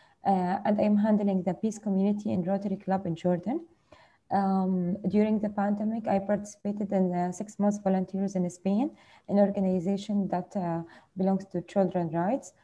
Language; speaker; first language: English; non-native, fluent; Arabic